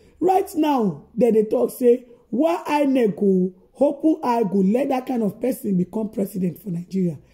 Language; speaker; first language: Nigerian Pidgin; native; Nigerian Pidgin